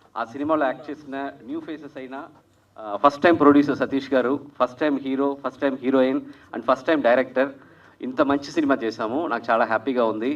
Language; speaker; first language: Telugu; native; Telugu